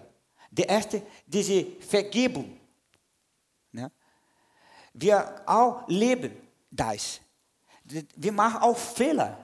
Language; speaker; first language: German; non-native, fluent; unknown